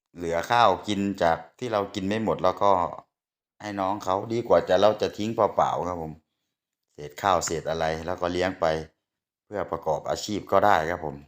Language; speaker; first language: Thai; native; Thai